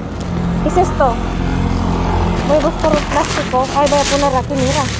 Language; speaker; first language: Spanish; non-native, learner; Filipino